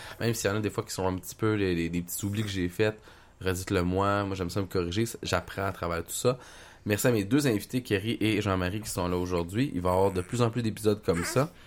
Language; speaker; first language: French; native; French